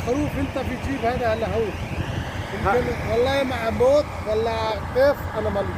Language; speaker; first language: Arabic; non-native, learner; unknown